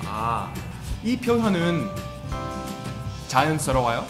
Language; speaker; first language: Korean; non-native, learner; English